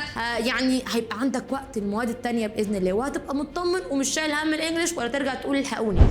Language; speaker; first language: Arabic; native; Arabic